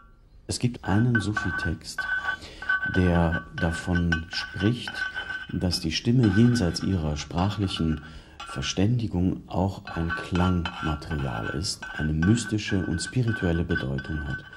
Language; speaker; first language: German; native; German